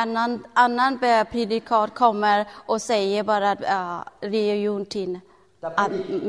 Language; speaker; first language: Swedish; non-native, learner; Thai